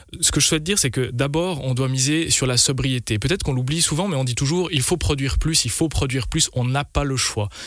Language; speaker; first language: French; native; French